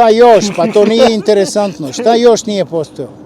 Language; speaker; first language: Bosnian; native; Bosnian